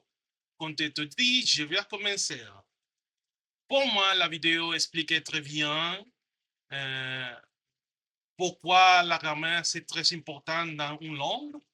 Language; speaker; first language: French; non-native, learner; Spanish